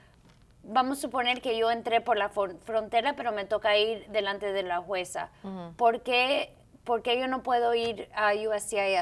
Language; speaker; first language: Spanish; early bilingual, heritage; Spanish